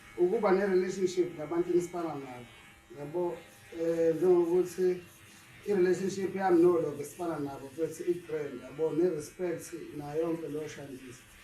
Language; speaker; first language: Zulu; native; Zulu